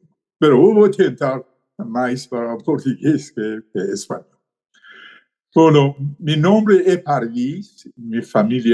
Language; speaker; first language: Portuguese; non-native, learner; Persian